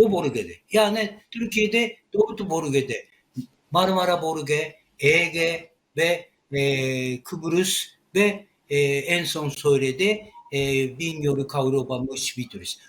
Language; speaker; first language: Turkish; non-native, learner; Japanese